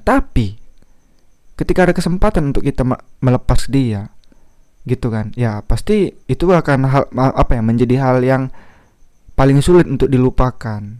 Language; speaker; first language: Indonesian; native; Indonesian